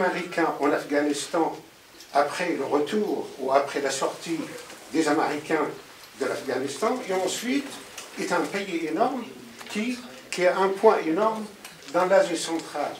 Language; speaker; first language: French; non-native, fluent; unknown